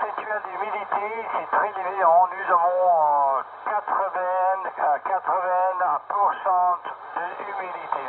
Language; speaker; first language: French; non-native, learner; Italian